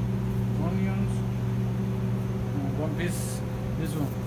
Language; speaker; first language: English; non-native, learner; Spanish